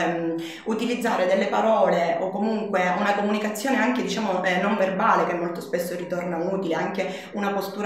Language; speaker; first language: Italian; native; Italian